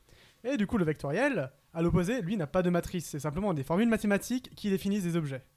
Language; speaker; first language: French; native; French